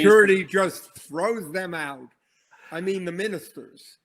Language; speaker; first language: English; native; English